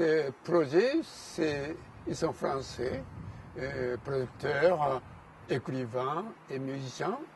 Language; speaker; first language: French; non-native, learner; Japanese